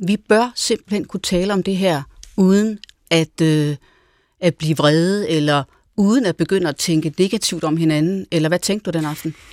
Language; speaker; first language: Danish; native; Danish